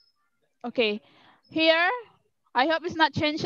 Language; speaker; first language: English; non-native, learner; Indonesian